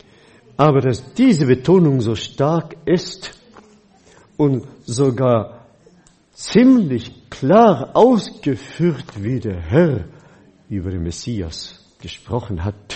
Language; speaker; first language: German; non-native, fluent; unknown